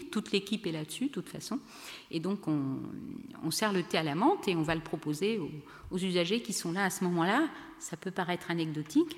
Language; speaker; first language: French; native; French